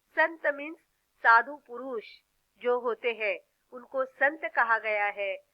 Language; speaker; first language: Hindi; non-native, local second language; Marathi